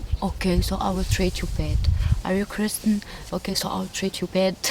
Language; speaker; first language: English; non-native, learner; Arabic